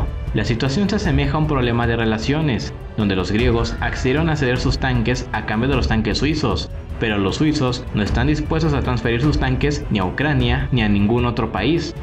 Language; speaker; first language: Spanish; native; Spanish